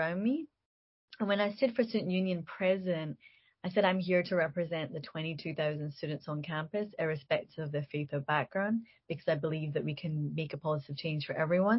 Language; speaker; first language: English; native; English